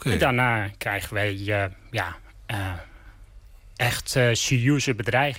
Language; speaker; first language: Dutch; non-native, learner; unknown